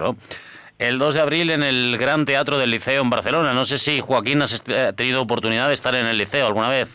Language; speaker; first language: Spanish; native; Spanish